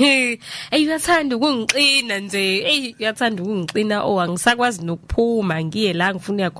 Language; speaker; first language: Zulu; native; Zulu